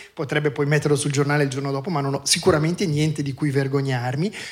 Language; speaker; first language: Italian; native; Italian